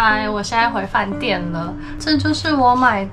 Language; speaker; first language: Chinese; native; Chinese